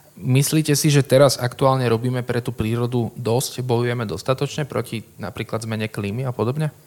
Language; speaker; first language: Slovak; native; Slovak